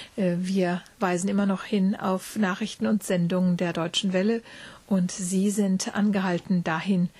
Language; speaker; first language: German; native; German